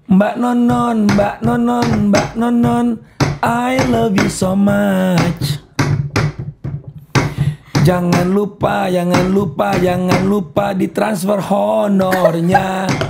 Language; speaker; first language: Indonesian; native; Indonesian